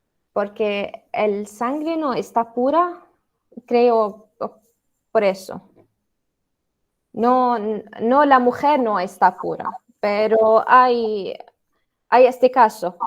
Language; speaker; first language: Spanish; non-native, learner; Arabic